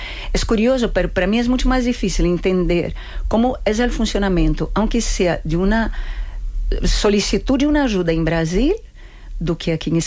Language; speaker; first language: Spanish; non-native, fluent; Portuguese